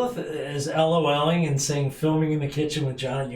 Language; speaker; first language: English; native; English